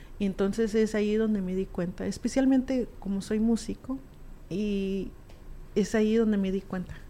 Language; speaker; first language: Spanish; early bilingual, heritage; Spanish